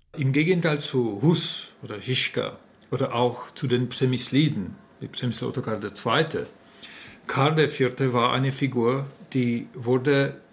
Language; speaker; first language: German; non-native, fluent; Czech